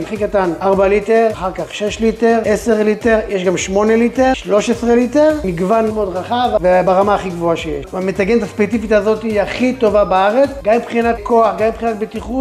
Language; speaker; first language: Hebrew; native; Hebrew